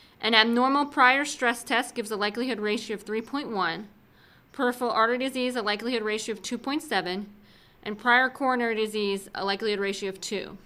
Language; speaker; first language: English; native; English